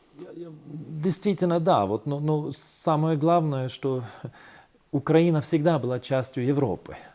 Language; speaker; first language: Russian; non-native, fluent; Swedish